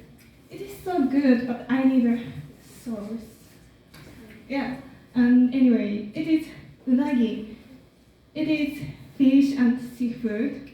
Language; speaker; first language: English; non-native, learner; Japanese